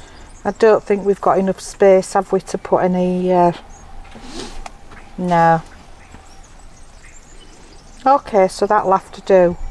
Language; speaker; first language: English; native; English